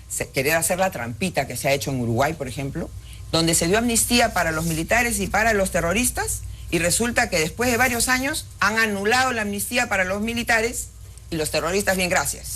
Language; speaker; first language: Spanish; native; Spanish